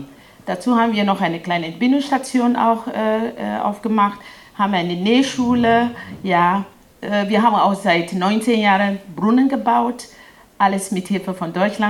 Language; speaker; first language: German; non-native, fluent; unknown